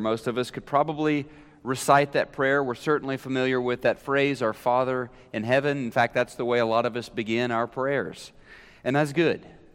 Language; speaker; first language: English; native; English